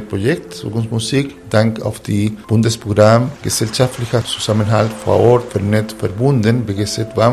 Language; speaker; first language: German; non-native, fluent; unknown